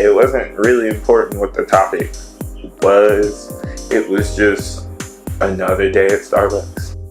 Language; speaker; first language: English; native; English